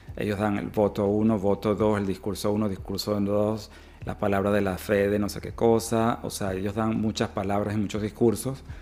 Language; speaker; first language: Spanish; native; Spanish